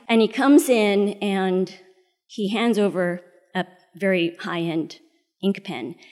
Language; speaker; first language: English; early bilingual, other home language; Spanish